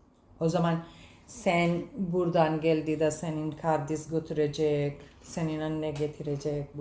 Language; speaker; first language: Turkish; non-native, learner; Gujarati